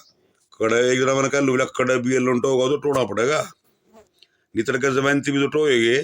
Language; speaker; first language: Hindi; native; Hindi